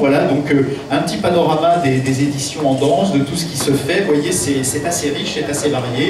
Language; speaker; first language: French; native; French